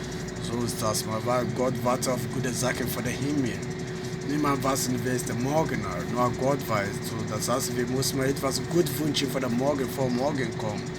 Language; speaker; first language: German; non-native, learner; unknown